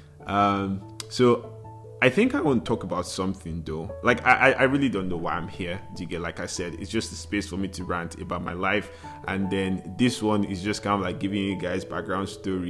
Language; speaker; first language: English; non-native, local second language; Yoruba